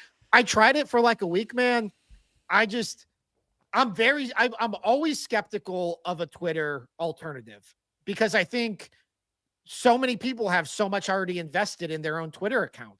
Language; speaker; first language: English; native; English